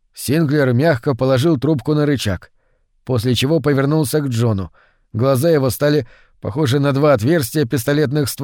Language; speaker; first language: Russian; native; Russian